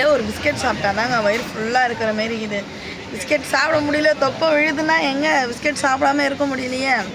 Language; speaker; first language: Tamil; native; Tamil